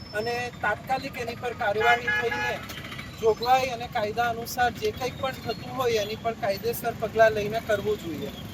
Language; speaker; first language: Gujarati; non-native, local second language; Sindhi